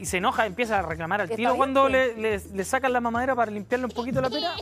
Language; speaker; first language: Spanish; native; Spanish